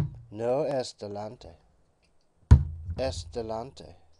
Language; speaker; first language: Spanish; non-native, learner; English